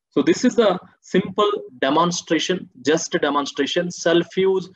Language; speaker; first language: English; non-native, local second language; Telugu